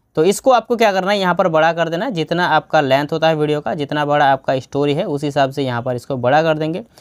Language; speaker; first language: Hindi; non-native, local second language; Bangla